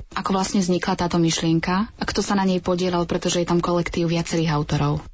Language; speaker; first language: Slovak; native; Slovak